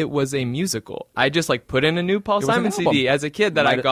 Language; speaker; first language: English; native; English